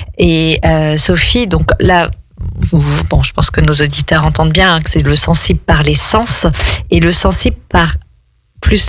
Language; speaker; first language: French; native; French